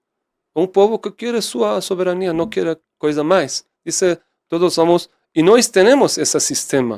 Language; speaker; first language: Portuguese; non-native, fluent; Persian